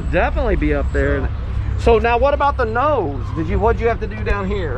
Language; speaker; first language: English; native; English